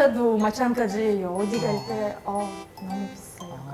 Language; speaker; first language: Korean; non-native, fluent; Russian